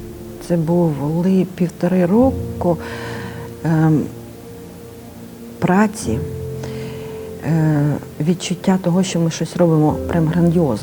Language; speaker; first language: Ukrainian; native; Ukrainian